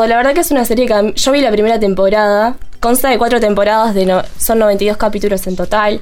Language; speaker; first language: Spanish; native; Spanish